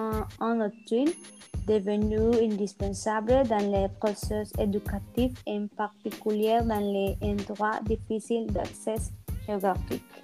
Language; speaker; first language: French; non-native, learner; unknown